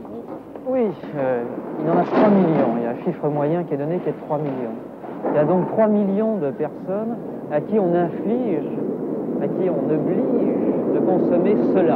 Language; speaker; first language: French; native; French